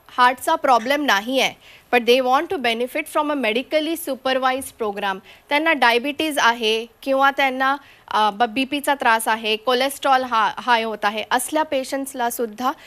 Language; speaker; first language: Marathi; non-native, local second language; Konkani